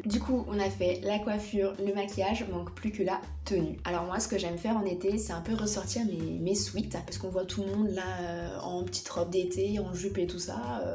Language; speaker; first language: French; native; French